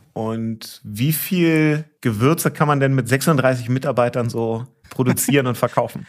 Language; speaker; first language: German; native; German